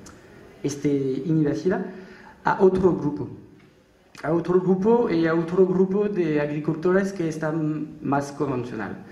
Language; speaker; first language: Spanish; non-native, learner; French